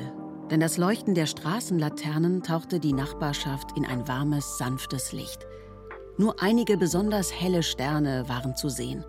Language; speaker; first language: German; native; German